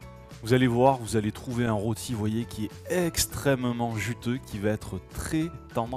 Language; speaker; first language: French; native; French